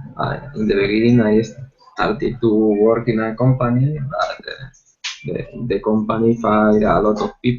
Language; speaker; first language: English; non-native, learner; Spanish